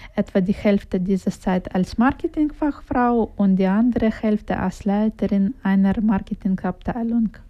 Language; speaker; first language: German; non-native, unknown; Russian